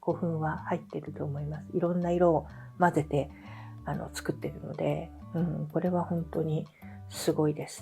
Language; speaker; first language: Japanese; native; Japanese